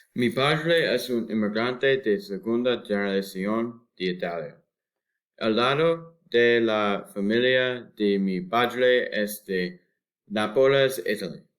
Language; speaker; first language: Spanish; non-native, learner; English